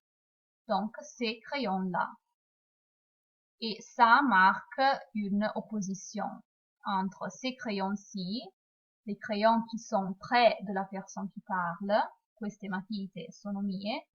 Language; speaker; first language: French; non-native, fluent; Italian